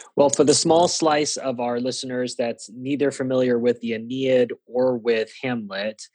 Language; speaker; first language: English; native; English